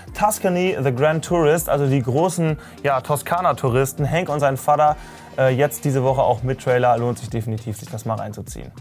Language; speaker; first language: German; native; German